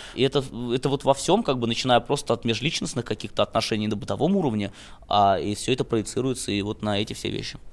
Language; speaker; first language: Russian; native; Russian